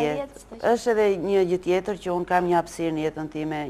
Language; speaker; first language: Albanian; native; Albanian